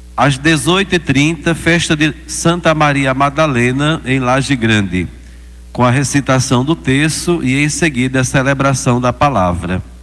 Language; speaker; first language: Portuguese; native; Portuguese